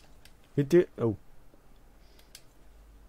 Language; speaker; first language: German; native; German